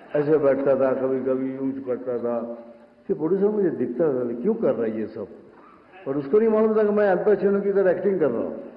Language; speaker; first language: Hindi; non-native, local second language; Bangla